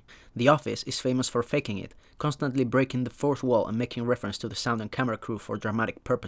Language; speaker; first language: English; non-native, fluent; Spanish